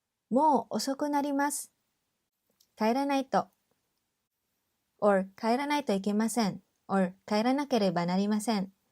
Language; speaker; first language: Japanese; non-native, fluent; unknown